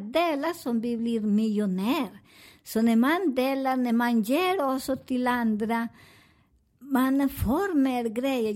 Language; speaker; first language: Swedish; non-native, learner; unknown